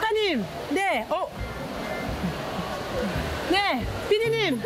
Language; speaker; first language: Korean; non-native, learner; English